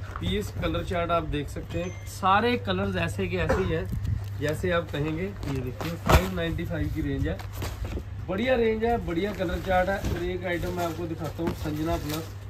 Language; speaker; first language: Hindi; non-native, local second language; Punjabi